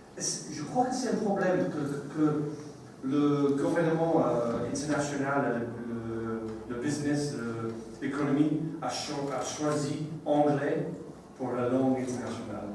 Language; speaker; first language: French; non-native, learner; English